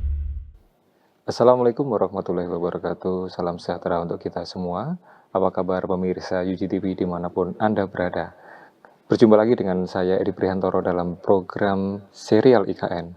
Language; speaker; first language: Indonesian; native; Indonesian